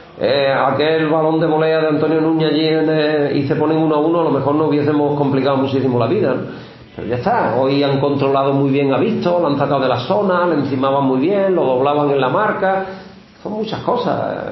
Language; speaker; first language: Spanish; native; Spanish